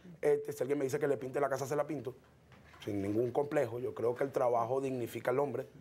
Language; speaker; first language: Spanish; native; Spanish